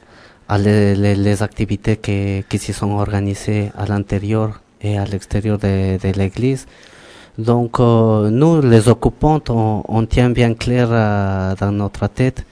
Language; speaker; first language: French; non-native, fluent; Spanish